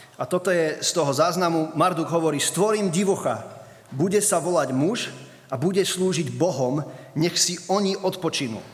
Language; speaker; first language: Slovak; early bilingual, other home language; English